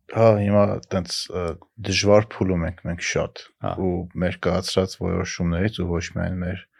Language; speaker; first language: Armenian; native; Armenian